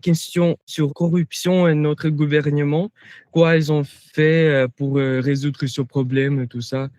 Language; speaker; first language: French; non-native, fluent; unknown